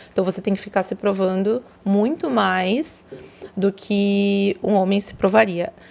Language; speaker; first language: Portuguese; native; Portuguese